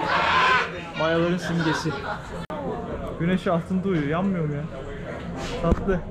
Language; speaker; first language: Turkish; native; Turkish